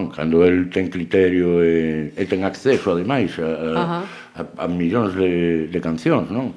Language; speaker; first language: Galician; early bilingual, other home language; Spanish